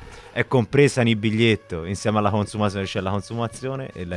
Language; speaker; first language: Italian; native; Italian